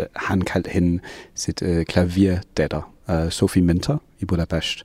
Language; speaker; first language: Danish; non-native, fluent; English